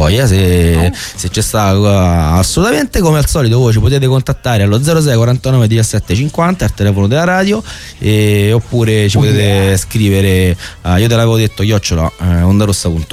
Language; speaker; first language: Italian; native; Italian